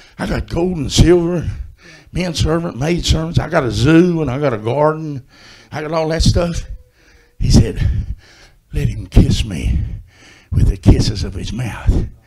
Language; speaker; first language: English; native; English